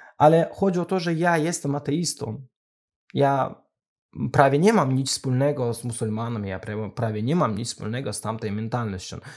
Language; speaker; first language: Polish; non-native, fluent; Azerbaijani